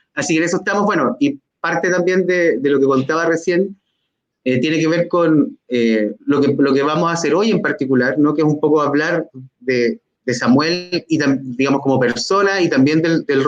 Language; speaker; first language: Spanish; native; Spanish